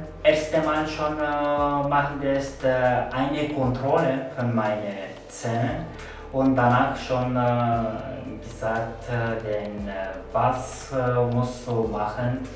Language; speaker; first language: German; non-native, learner; Turkish